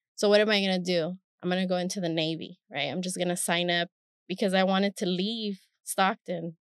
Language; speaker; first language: English; early bilingual, other home language; Spanish